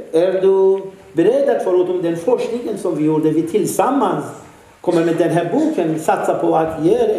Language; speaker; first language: Swedish; non-native, fluent; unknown